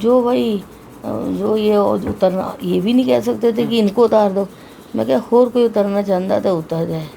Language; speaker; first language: Hindi; non-native, local second language; Punjabi